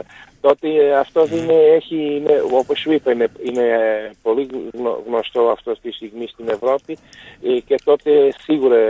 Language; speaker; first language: Greek; non-native, learner; Portuguese